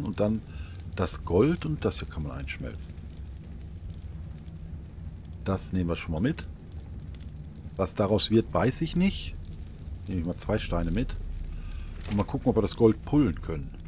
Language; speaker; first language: German; native; German